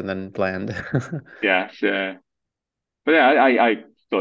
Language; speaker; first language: English; native; English